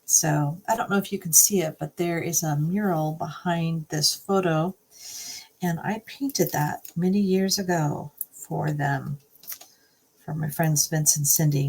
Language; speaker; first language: English; native; English